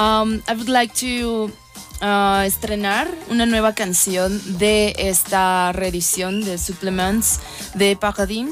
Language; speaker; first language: Spanish; native; Spanish